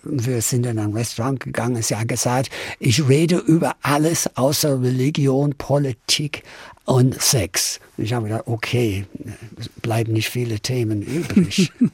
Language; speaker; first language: German; non-native, fluent; English